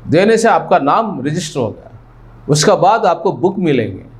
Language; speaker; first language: Hindi; non-native, local second language; Telugu